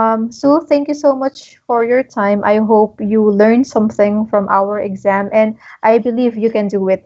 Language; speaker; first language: English; non-native, local second language; Filipino